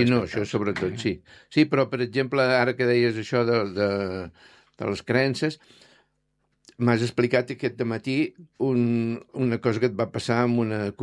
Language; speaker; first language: Catalan; native; Catalan